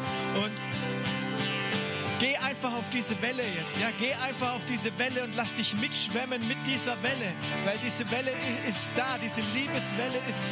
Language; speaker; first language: German; native; German